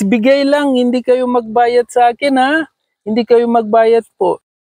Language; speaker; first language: Filipino; non-native, learner; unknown